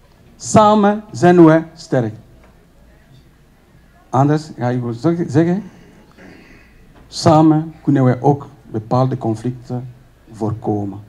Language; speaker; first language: Dutch; non-native, learner; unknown